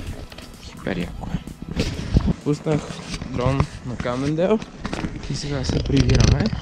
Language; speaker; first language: Bulgarian; native; Bulgarian